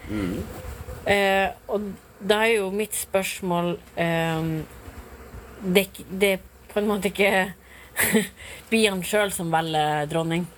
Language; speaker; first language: Norwegian; native; Norwegian